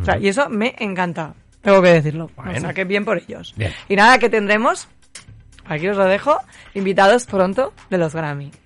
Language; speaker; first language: Spanish; native; Spanish